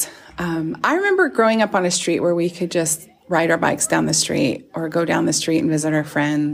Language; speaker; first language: English; native; English